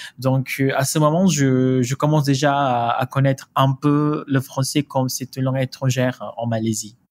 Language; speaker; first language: French; non-native, fluent; Malay